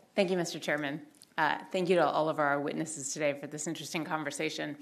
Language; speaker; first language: English; native; English